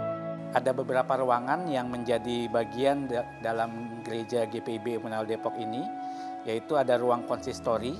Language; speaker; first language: Indonesian; native; Indonesian